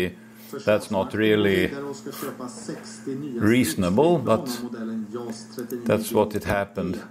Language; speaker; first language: English; non-native, fluent; Swedish